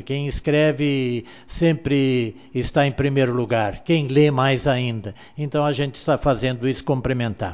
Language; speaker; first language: Portuguese; native; Portuguese